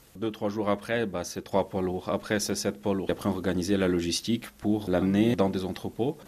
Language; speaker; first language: French; non-native, fluent; Ukrainian